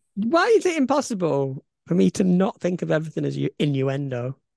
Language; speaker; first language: English; native; English